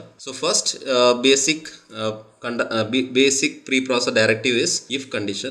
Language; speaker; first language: English; non-native, local second language; Tamil